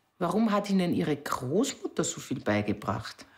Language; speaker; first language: German; native; German